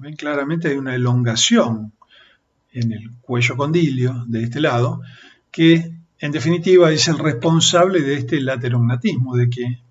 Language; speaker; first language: Spanish; native; Spanish